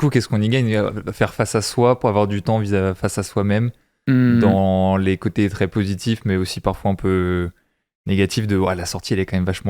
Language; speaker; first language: French; native; French